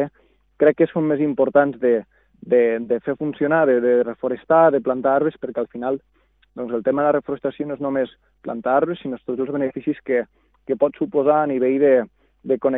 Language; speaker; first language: Catalan; native; Catalan